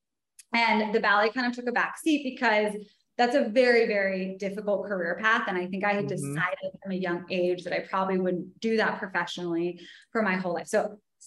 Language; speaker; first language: English; native; English